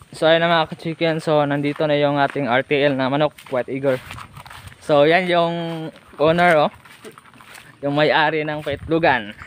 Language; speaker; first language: Filipino; non-native, local second language; Cebuano